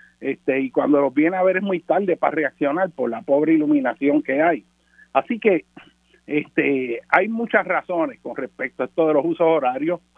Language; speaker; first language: Spanish; native; Spanish